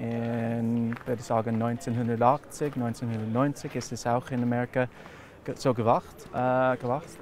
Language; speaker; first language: German; non-native, fluent; English